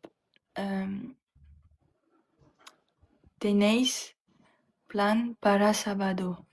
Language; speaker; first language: Spanish; non-native, learner; French